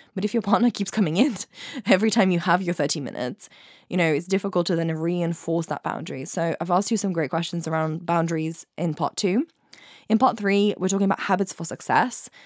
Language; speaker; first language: English; native; English